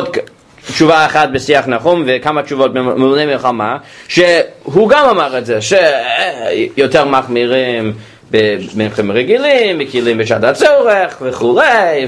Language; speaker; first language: Hebrew; non-native, fluent; English